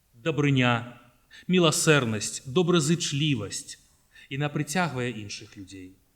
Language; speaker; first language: Belarusian; native; Belarusian